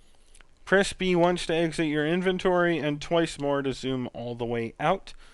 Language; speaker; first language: English; native; English